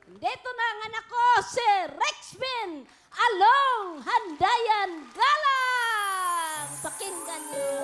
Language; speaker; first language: Filipino; non-native, local second language; Cebuano